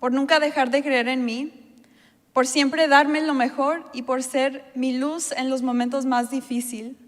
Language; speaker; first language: Spanish; early bilingual, heritage; Spanish